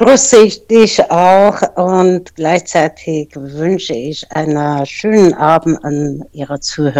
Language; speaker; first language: German; non-native, fluent; Persian